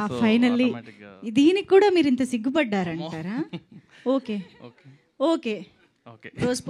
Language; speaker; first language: Telugu; native; Telugu